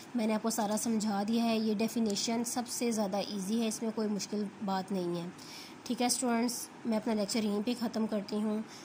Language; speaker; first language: Urdu; native; Urdu